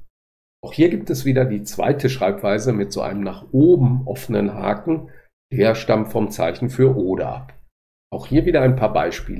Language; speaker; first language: German; native; German